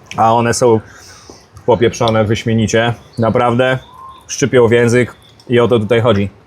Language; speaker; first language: Polish; native; Polish